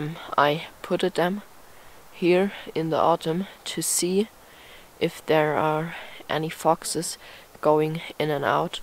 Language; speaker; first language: English; non-native, fluent; German